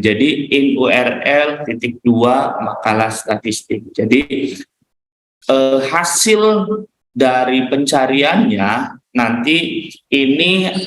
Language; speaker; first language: Indonesian; native; Indonesian